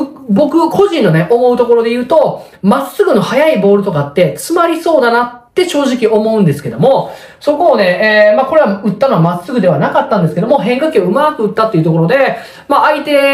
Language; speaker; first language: Japanese; native; Japanese